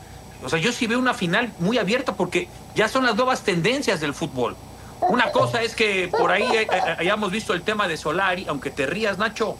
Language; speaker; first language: Spanish; native; Spanish